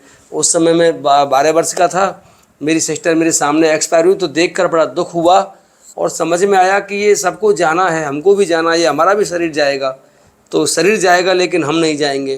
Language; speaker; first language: Hindi; native; Hindi